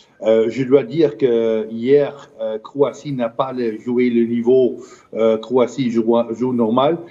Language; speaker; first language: French; non-native, fluent; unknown